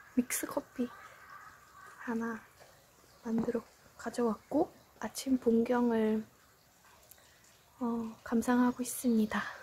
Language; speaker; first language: Korean; non-native, fluent; Estonian